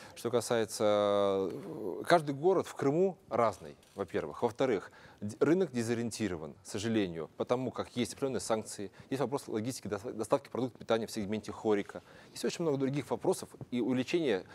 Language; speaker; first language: Russian; native; Russian